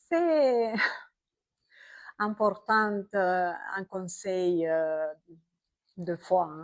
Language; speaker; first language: French; non-native, fluent; Romanian